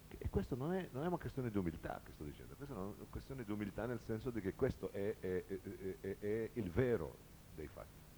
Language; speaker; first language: Italian; non-native, learner; Portuguese